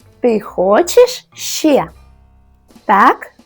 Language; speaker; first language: Ukrainian; native; Ukrainian